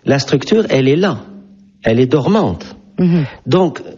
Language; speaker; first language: French; non-native, local second language; Arabic